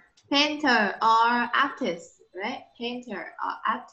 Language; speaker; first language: English; non-native, learner; Vietnamese